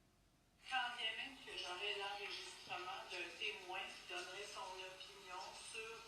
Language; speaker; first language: French; native; French